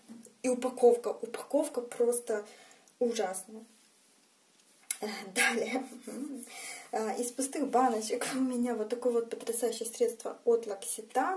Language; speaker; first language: Russian; native; Russian